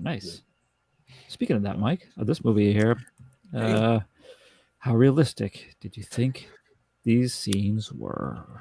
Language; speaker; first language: English; native; English